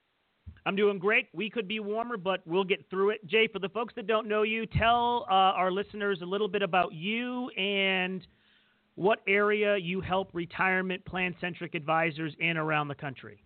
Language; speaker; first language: English; native; English